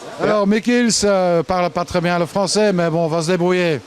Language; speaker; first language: French; native; French